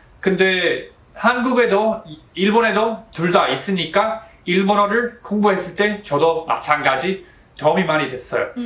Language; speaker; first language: Korean; non-native, fluent; English